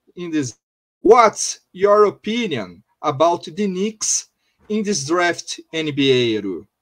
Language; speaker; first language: English; non-native, learner; Portuguese